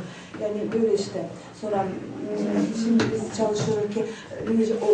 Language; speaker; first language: Turkish; non-native, learner; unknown